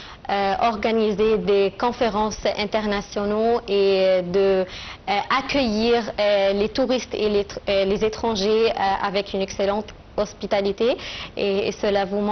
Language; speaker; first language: French; non-native, fluent; Arabic